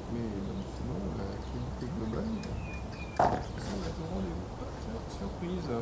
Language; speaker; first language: French; native; French